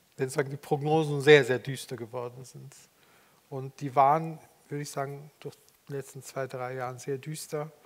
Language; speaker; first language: German; early bilingual, other home language; Turkish